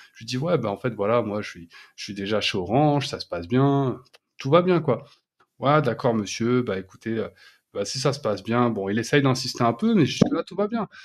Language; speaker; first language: French; native; French